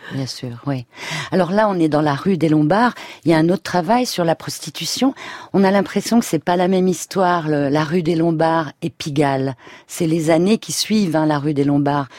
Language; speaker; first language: French; native; French